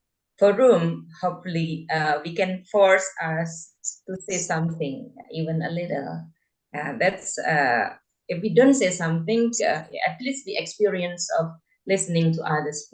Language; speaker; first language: English; non-native, fluent; Indonesian